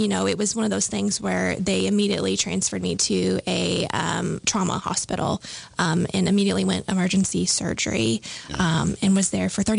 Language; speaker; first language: English; native; English